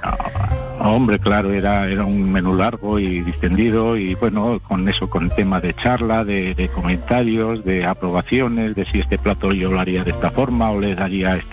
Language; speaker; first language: Spanish; native; Spanish